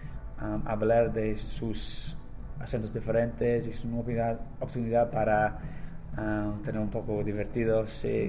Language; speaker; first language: Spanish; non-native, learner; English